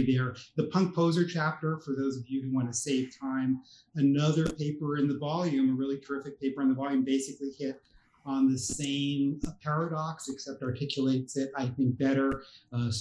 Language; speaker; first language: English; native; English